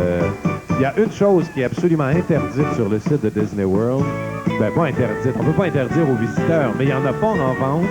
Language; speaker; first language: French; native; French